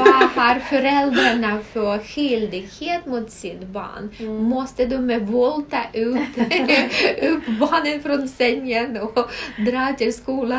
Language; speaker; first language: Swedish; non-native, fluent; Russian